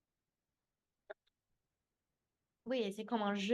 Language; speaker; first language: French; early bilingual, heritage; English